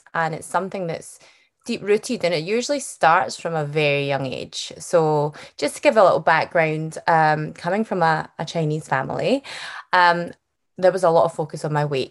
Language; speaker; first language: English; native; English